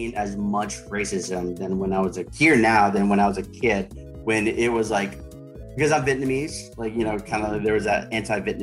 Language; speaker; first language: English; native; English